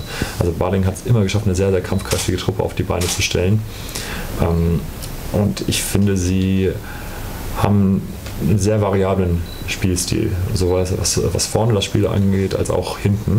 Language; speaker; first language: German; native; German